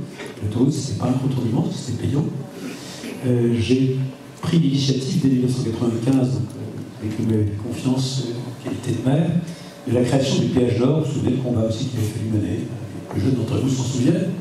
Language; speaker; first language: French; native; French